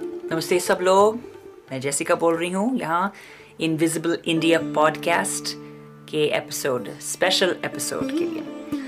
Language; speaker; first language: Hindi; non-native, fluent; English